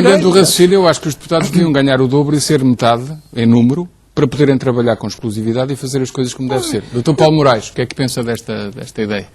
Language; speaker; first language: Portuguese; native; Portuguese